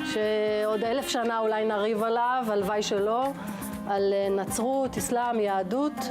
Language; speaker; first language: Hebrew; early bilingual, other home language; English